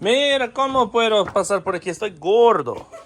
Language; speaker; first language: Spanish; non-native, learner; English